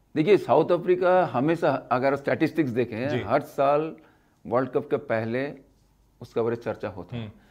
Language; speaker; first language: Hindi; native; Hindi